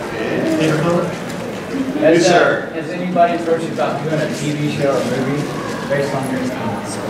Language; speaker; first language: English; native; English